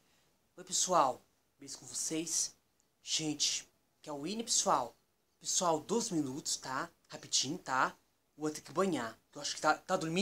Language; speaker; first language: Portuguese; native; Portuguese